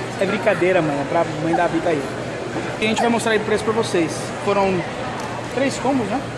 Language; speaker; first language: Portuguese; native; Portuguese